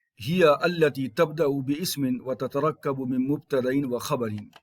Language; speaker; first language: Arabic; non-native, fluent; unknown